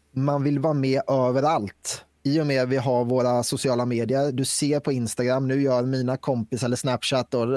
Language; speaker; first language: Swedish; native; Swedish